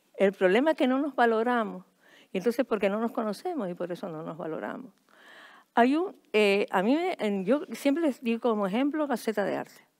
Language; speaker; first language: Spanish; native; Spanish